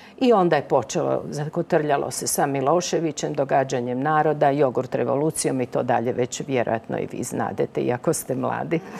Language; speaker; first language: Croatian; native; Croatian